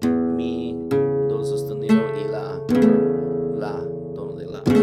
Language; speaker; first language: Spanish; non-native, learner; English